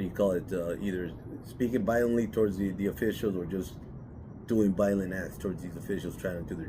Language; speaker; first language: English; native; English